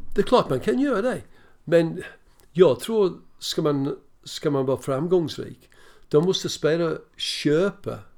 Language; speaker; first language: Swedish; non-native, fluent; English